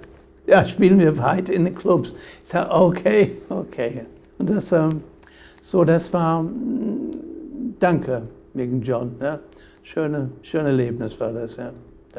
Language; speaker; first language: German; non-native, fluent; English